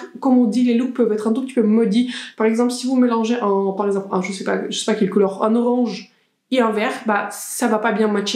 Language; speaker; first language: French; native; French